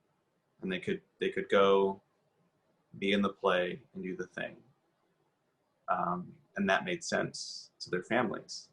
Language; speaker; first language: English; native; English